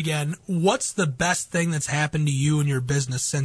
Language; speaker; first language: English; native; English